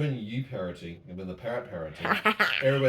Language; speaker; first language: English; native; English